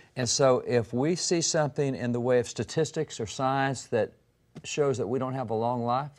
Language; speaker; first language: English; native; English